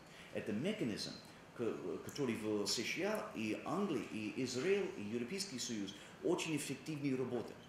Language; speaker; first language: Russian; non-native, learner; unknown